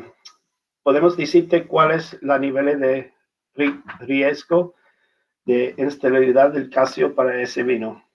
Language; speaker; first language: Spanish; non-native, learner; English